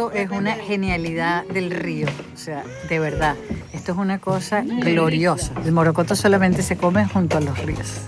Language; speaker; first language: Spanish; native; Spanish